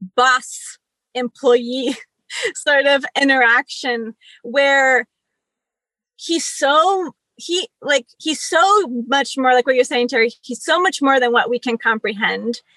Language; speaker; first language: English; early bilingual, other home language; Spanish